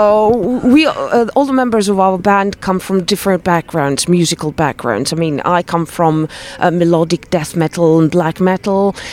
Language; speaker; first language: English; non-native, fluent; Italian